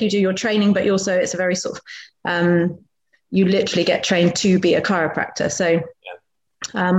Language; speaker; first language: English; native; English